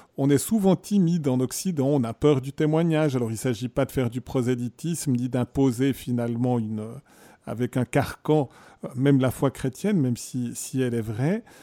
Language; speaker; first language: French; native; French